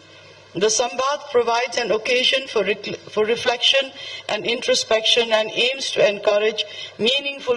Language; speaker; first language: English; non-native, fluent; Nepali